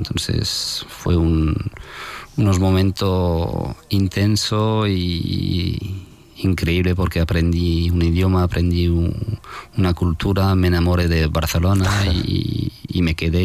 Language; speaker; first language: Spanish; non-native, fluent; French